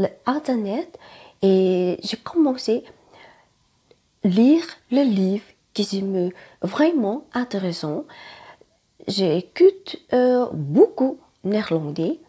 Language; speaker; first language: French; non-native, learner; Thai